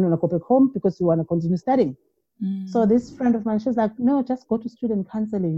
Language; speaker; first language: English; non-native, local second language; Zulu